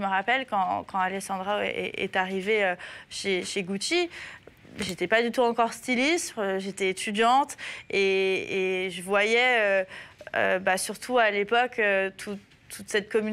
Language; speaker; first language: French; native; French